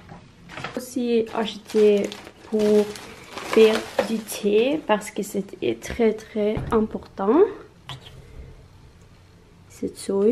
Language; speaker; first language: French; non-native, learner; Norwegian